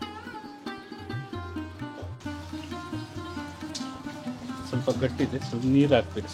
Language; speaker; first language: Kannada; non-native, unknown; Nepali